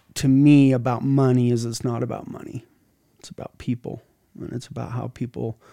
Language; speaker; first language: English; native; English